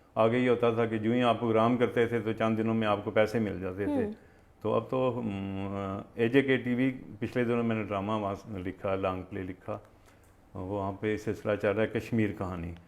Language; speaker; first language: Urdu; non-native, local second language; Punjabi